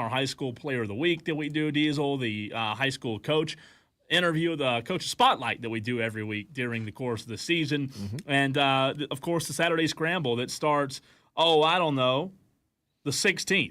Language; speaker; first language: English; native; English